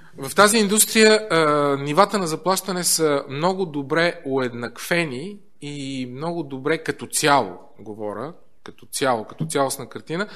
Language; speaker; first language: Bulgarian; native; Bulgarian